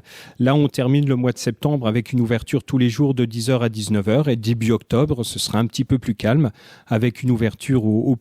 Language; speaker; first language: French; native; French